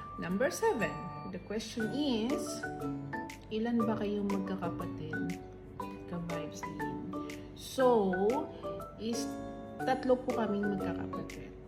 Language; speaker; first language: Filipino; non-native, local second language; Cebuano